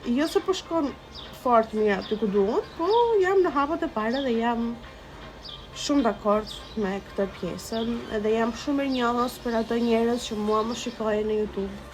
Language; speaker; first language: Albanian; early bilingual, heritage; Albanian